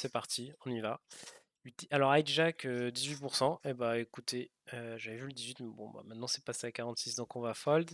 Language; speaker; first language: French; native; French